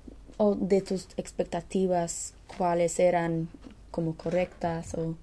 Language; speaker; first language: Spanish; non-native, learner; English